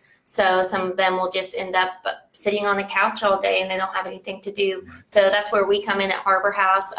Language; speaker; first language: English; native; English